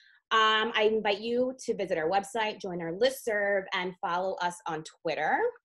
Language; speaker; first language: English; native; English